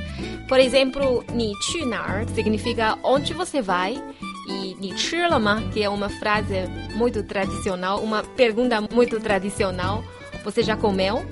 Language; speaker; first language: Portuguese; non-native, fluent; Chinese